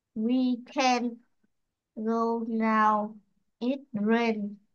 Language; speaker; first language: English; non-native, learner; Vietnamese